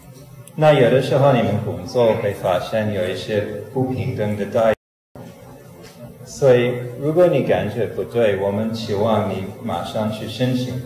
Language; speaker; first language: Chinese; non-native, fluent; English